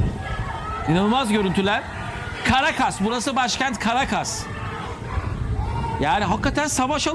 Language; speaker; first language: Turkish; native; Turkish